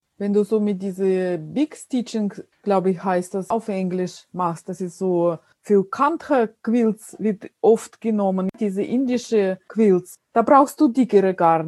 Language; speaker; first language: German; non-native, fluent; Russian